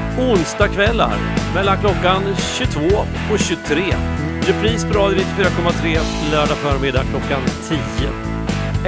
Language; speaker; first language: Swedish; native; Swedish